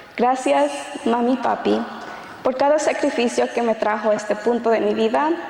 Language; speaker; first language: Spanish; early bilingual, heritage; Spanish